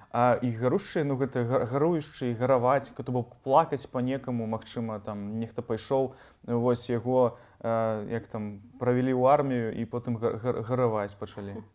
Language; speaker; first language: Belarusian; native; Belarusian